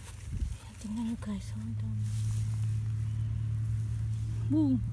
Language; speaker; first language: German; non-native, learner; Filipino